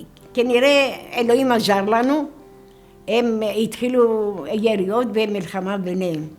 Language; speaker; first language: Hebrew; non-native, fluent; Greek